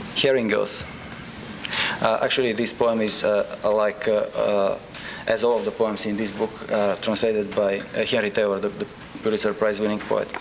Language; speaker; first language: English; non-native, fluent; Bulgarian